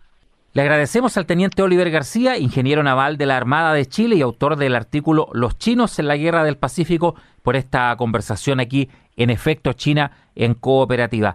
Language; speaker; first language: Spanish; native; Spanish